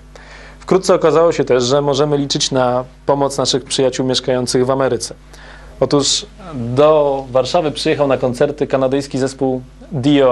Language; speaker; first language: Polish; native; Polish